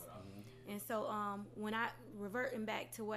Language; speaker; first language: English; native; English